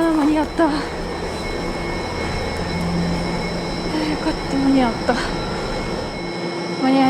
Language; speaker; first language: Japanese; non-native, fluent; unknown